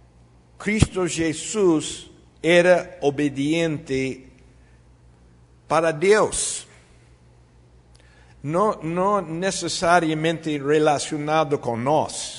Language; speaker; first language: Portuguese; non-native, fluent; Spanish